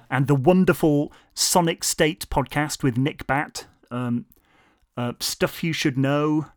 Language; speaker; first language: English; native; English